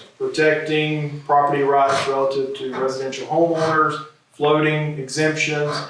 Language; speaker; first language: English; native; English